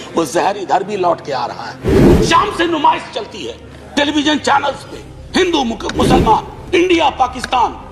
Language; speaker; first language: Hindi; native; Hindi